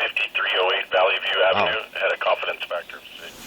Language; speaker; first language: English; native; English